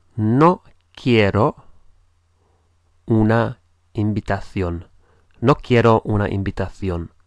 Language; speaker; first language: Spanish; non-native, fluent; English